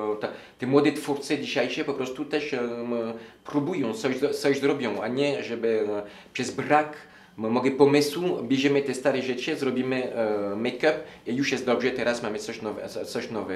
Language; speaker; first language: Polish; non-native, learner; French